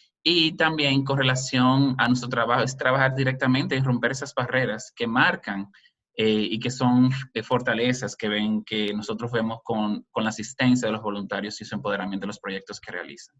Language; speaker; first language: Spanish; native; Spanish